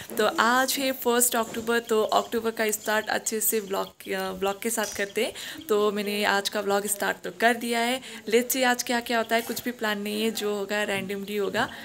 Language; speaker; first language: Hindi; non-native, local second language; Nepali